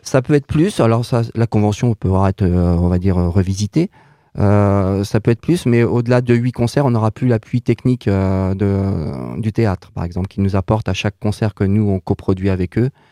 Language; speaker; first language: French; native; French